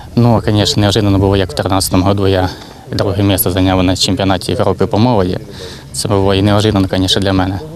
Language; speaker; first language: Ukrainian; native; Ukrainian